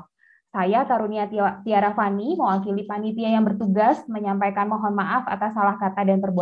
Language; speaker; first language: Indonesian; native; Indonesian